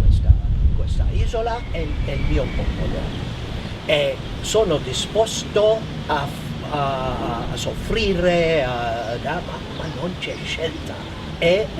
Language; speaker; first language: Italian; non-native, fluent; Maltese